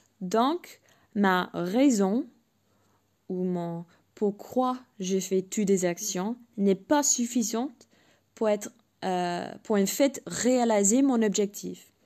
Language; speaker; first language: French; non-native, fluent; English